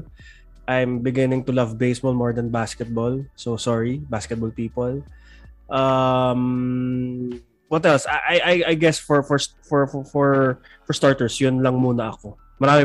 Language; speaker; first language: English; non-native, local second language; Filipino